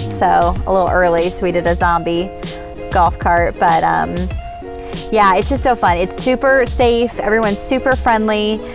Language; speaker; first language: English; native; English